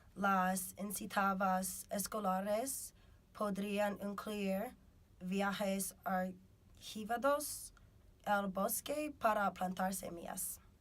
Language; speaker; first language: Spanish; non-native, fluent; English